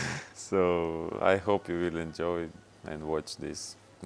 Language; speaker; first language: English; non-native, fluent; Russian